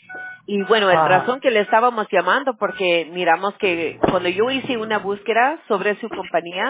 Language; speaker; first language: Spanish; early bilingual, heritage; Spanish